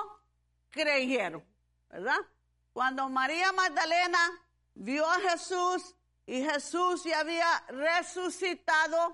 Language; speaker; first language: Spanish; early bilingual, heritage; Spanish